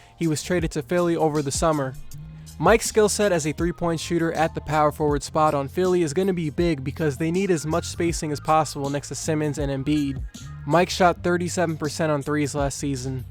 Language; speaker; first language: English; native; English